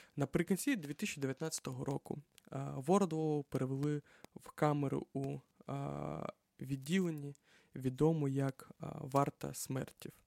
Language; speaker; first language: Ukrainian; native; Ukrainian